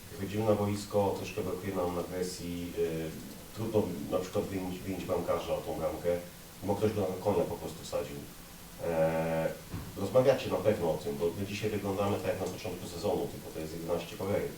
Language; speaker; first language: Polish; native; Polish